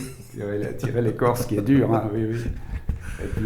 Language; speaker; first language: French; native; French